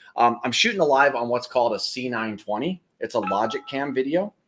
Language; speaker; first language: English; native; English